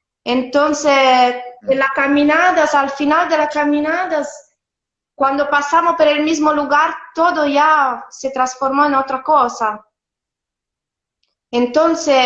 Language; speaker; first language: Spanish; non-native, fluent; Italian